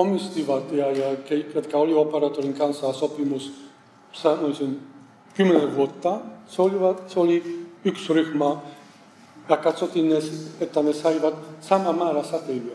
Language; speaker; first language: Finnish; non-native, fluent; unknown